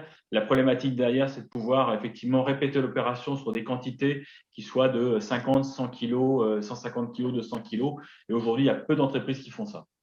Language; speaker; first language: French; native; French